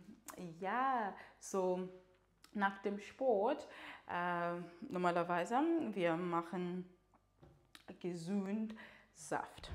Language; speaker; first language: German; non-native, learner; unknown